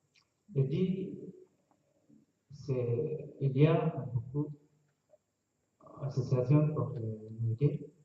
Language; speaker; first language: French; non-native, learner; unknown